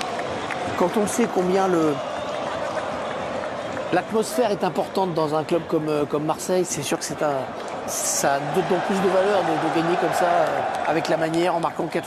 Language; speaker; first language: French; native; French